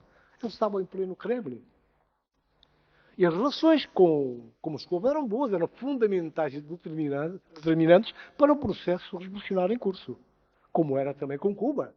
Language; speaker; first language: Portuguese; non-native, local second language; Upper Guinea Crioulo